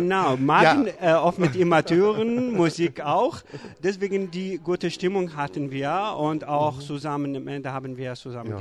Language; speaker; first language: German; non-native, learner; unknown